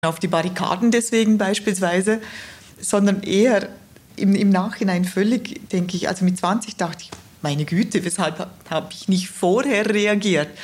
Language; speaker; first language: German; native; German